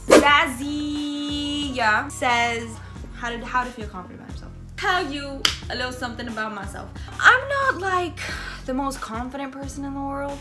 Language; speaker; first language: English; early bilingual, other home language; Spanish